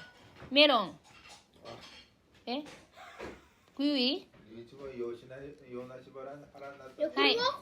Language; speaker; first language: Japanese; non-native, learner; Filipino